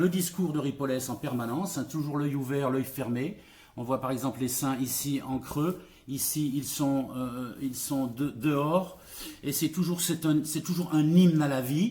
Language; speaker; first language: French; native; French